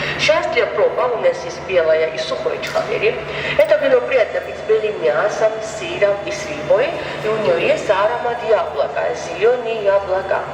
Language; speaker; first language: Russian; non-native, fluent; Georgian